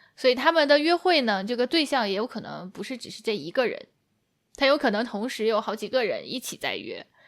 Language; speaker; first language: Chinese; native; Chinese